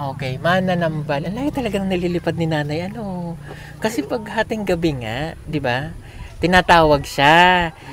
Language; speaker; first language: Filipino; native; Filipino